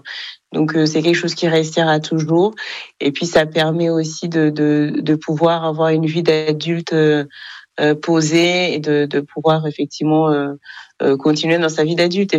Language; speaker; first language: French; non-native, local second language; Kinyarwanda